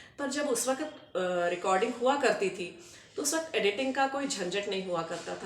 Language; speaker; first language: Hindi; native; Hindi